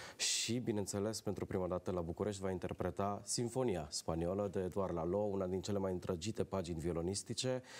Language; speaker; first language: Romanian; native; Romanian